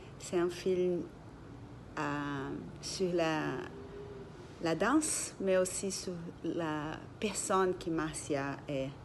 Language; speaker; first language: French; non-native, learner; Portuguese